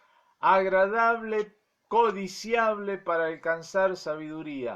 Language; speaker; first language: Spanish; native; Spanish